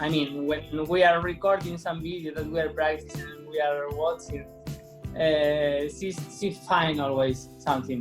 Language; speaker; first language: English; non-native, fluent; Spanish